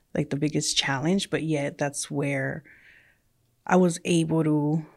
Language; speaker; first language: English; early bilingual, other home language; Spanish